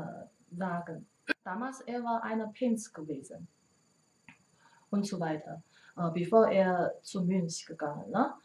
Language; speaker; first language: German; non-native, learner; Chinese